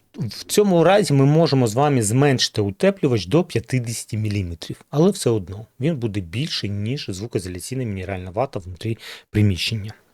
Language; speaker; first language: Ukrainian; non-native, local second language; Russian